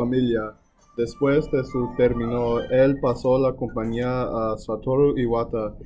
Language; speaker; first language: Spanish; non-native, learner; English